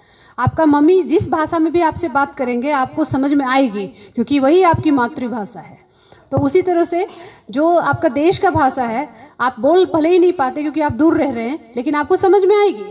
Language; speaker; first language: Hindi; native; Hindi